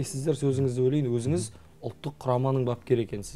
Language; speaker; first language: Kazakh; native; Kazakh